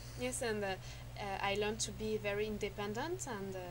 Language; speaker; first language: English; non-native, learner; French